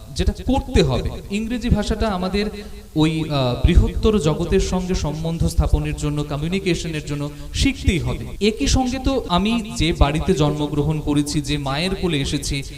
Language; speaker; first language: Bangla; native; Bangla